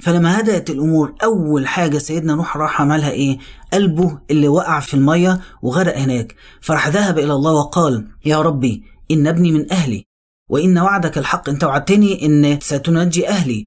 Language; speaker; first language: Arabic; native; Arabic